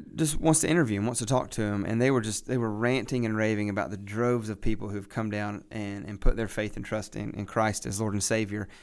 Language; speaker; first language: English; native; English